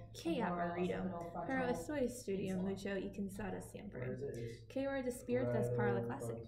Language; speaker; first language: Spanish; non-native, learner; English